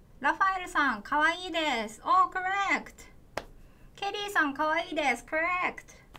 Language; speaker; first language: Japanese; native; Japanese